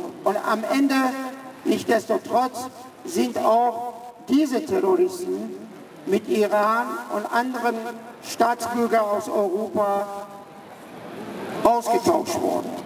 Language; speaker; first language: German; early bilingual, other home language; Persian